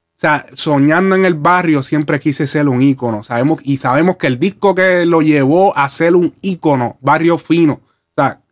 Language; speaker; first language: Spanish; native; Spanish